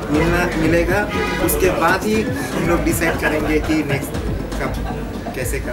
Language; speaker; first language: Hindi; non-native, fluent; Bangla